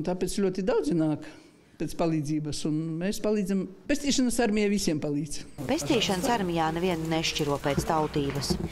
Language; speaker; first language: Latvian; non-native, local second language; Russian